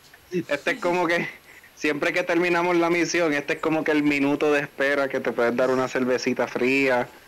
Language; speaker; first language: Spanish; early bilingual, heritage; Spanish